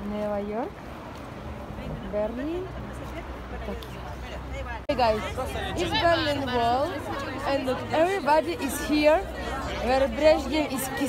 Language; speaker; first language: English; non-native, learner; Russian